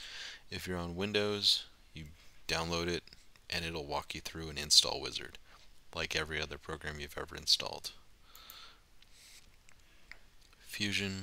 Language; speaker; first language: English; native; English